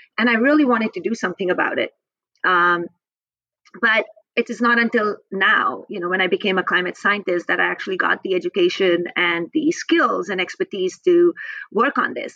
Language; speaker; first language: English; non-native, local second language; Hindi